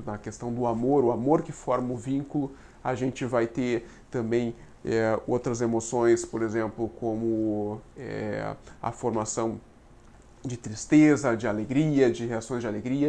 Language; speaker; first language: Portuguese; native; Portuguese